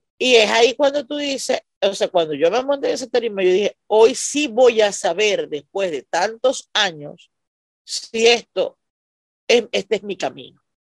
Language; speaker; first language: Spanish; native; Spanish